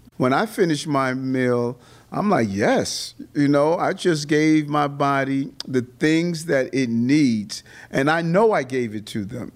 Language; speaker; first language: English; native; English